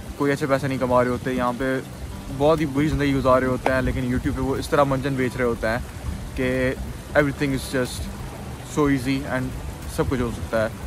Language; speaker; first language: Urdu; native; Urdu